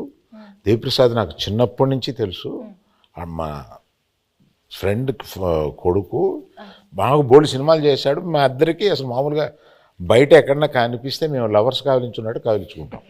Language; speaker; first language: Telugu; native; Telugu